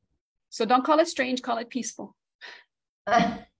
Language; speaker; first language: English; native; English